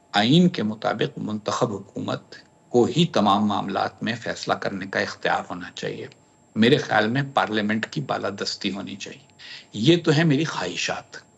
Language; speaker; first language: Urdu; native; Urdu